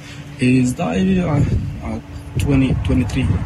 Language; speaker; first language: English; non-native, learner; Arabic